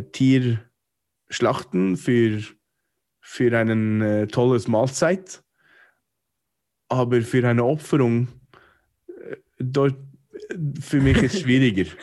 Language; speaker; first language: German; non-native, fluent; English